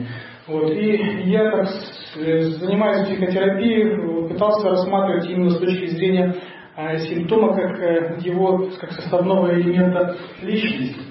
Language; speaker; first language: Russian; native; Russian